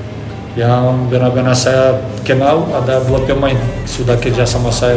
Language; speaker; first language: Indonesian; non-native, fluent; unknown